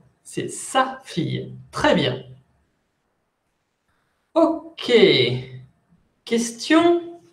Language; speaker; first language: French; non-native, fluent; Spanish